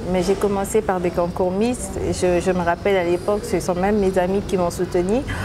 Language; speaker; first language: French; non-native, local second language; Lingala